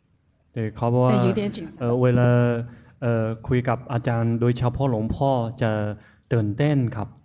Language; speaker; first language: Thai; non-native, fluent; Chinese